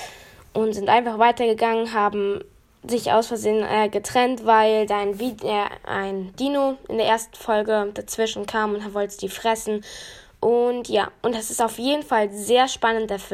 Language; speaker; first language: German; native; German